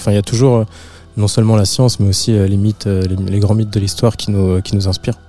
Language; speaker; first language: French; native; French